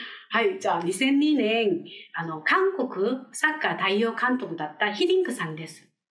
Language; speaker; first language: Japanese; non-native, fluent; Korean